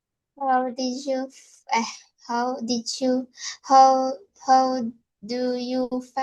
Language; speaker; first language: English; non-native, learner; Indonesian